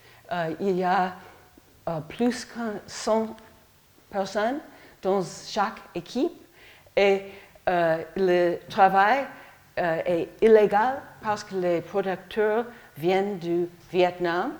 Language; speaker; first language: French; non-native, learner; English